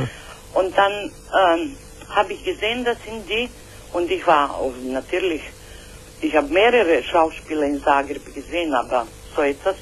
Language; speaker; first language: German; non-native, learner; Croatian